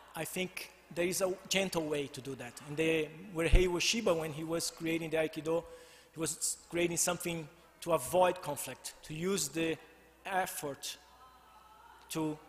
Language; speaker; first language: English; non-native, fluent; Portuguese